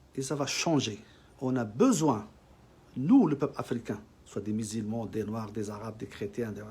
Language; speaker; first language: French; non-native, local second language; Arabic